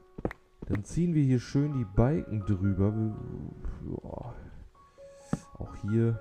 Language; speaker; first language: German; native; German